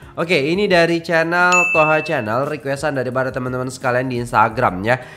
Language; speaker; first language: Indonesian; native; Indonesian